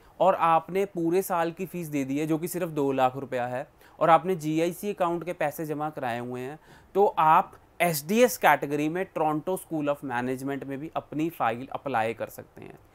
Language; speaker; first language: Hindi; non-native, local second language; Punjabi